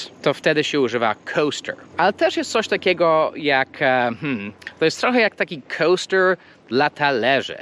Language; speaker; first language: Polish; non-native, fluent; English